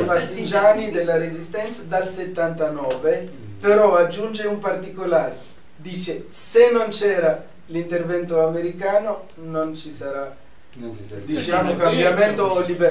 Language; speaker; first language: Italian; non-native, fluent; Arabic